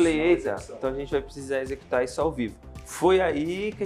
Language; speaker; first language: Portuguese; native; Portuguese